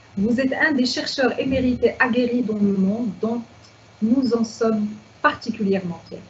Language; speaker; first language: French; non-native, local second language; Arabic